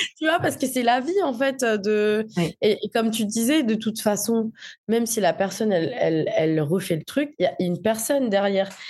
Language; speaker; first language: French; non-native, local second language; Morisyen